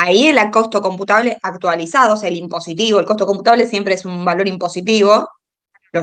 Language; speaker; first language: Spanish; native; Spanish